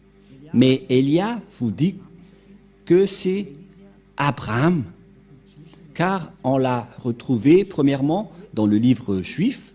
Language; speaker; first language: French; non-native, local second language; Malagasy